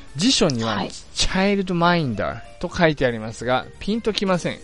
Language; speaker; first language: Japanese; non-native, fluent; English